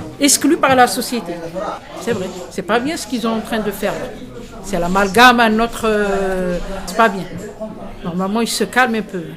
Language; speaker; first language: French; early bilingual, other home language; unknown